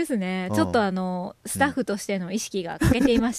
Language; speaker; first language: Japanese; native; Japanese